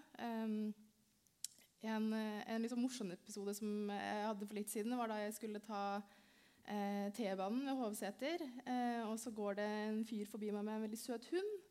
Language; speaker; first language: Norwegian; early bilingual, other home language; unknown